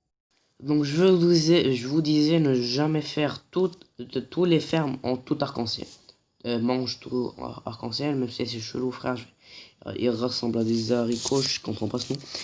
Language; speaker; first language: French; native; French